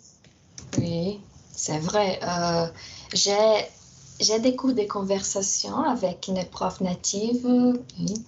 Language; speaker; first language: French; non-native, fluent; Portuguese